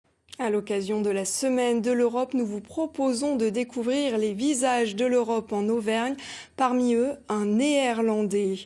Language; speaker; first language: French; native; French